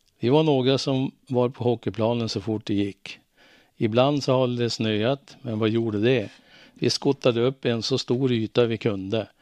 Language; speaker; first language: Swedish; native; Swedish